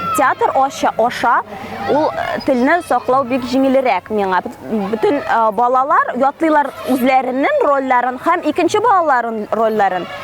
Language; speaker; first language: Tatar; native; Tatar